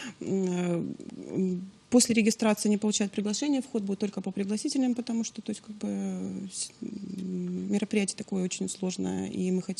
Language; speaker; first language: Russian; native; Russian